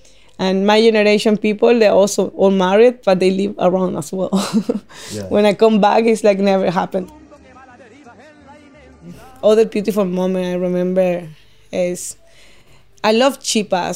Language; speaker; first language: English; non-native, fluent; Spanish